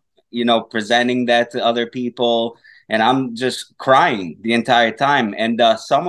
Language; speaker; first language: English; non-native, fluent; Portuguese